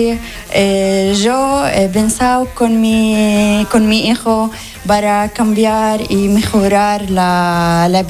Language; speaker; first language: Spanish; non-native, learner; Arabic